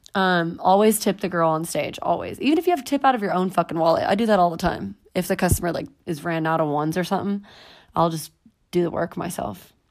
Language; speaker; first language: English; native; English